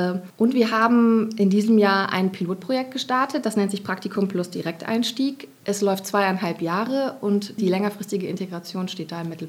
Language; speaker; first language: German; native; German